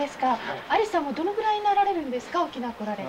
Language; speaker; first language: Japanese; native; Japanese